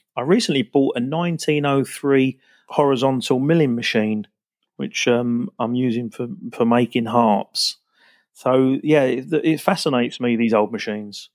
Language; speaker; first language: English; native; English